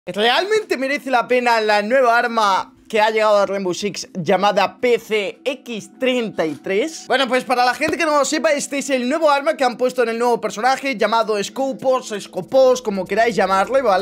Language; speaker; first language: Spanish; native; Spanish